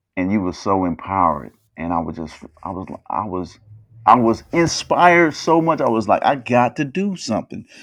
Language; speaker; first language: English; native; English